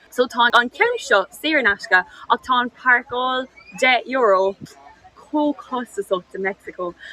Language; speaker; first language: Irish; non-native, local second language; English